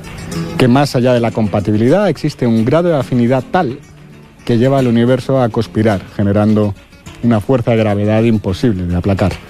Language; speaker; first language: Spanish; native; Spanish